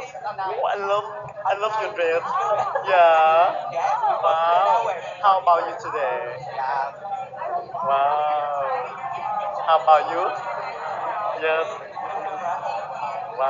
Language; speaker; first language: English; non-native, learner; Thai